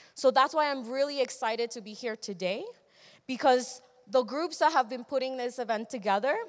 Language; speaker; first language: English; early bilingual, other home language; Spanish